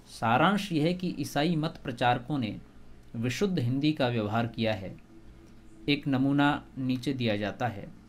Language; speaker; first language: Hindi; native; Hindi